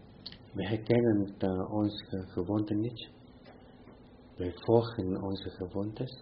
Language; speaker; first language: Dutch; non-native, fluent; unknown